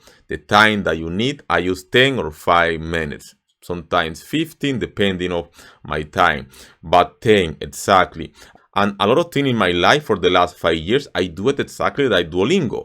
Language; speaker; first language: English; non-native, fluent; Spanish